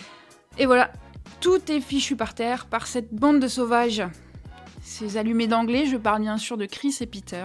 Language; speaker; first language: French; native; French